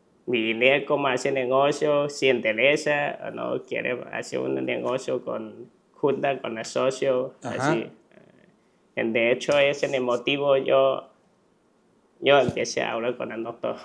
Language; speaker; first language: Spanish; non-native, learner; Chinese